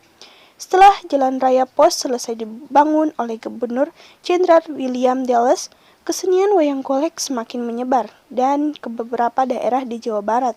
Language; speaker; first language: Indonesian; native; Indonesian